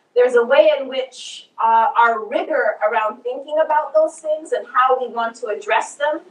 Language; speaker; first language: English; native; English